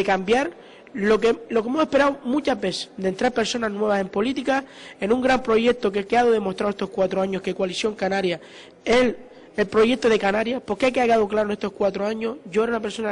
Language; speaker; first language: Spanish; native; Spanish